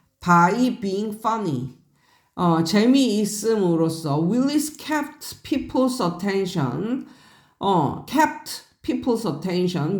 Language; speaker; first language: English; non-native, fluent; Korean